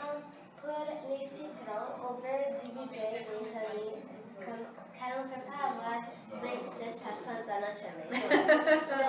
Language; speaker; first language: French; early bilingual, other home language; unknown